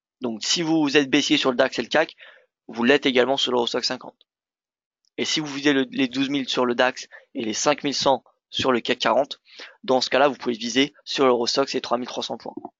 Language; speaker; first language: French; native; French